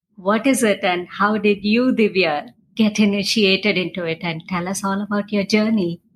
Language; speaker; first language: English; non-native, local second language; Tamil